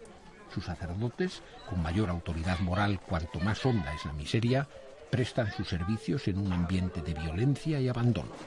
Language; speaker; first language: Spanish; native; Spanish